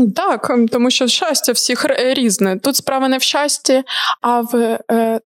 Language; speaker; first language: Ukrainian; non-native, local second language; Russian